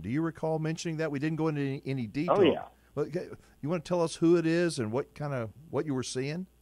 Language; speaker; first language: English; native; English